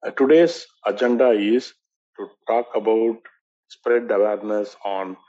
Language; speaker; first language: English; non-native, local second language; Tamil